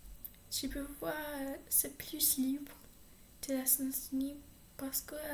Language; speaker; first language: French; non-native, learner; English